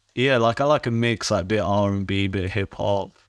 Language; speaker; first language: English; native; English